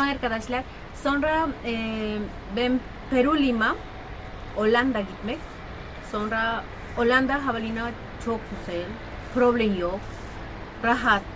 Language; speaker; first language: Turkish; non-native, learner; Spanish